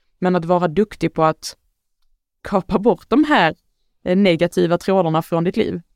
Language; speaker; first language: Swedish; early bilingual, other home language; Arabic